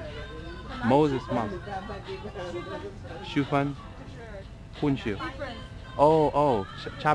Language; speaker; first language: Chinese; non-native, fluent; English